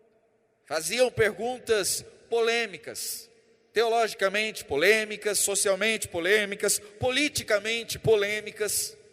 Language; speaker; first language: Portuguese; native; Portuguese